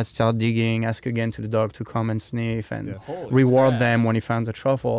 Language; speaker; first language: English; non-native, fluent; French